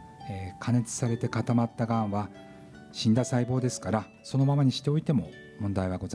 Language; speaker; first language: Japanese; native; Japanese